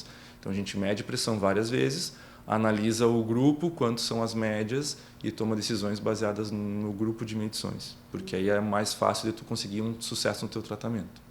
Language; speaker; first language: Portuguese; native; Portuguese